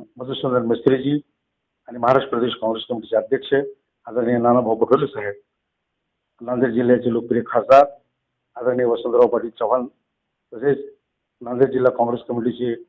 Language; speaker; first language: Marathi; native; Marathi